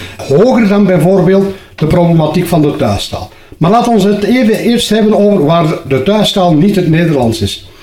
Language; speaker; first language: Dutch; native; Dutch